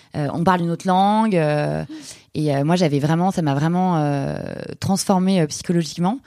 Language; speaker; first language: French; native; French